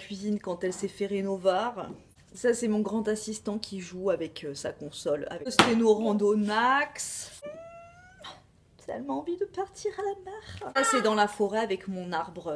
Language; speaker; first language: French; native; French